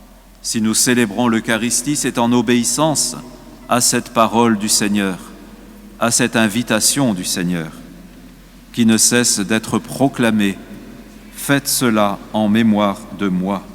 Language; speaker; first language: French; native; French